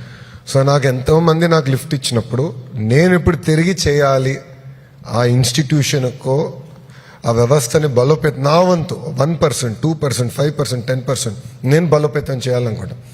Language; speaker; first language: Telugu; native; Telugu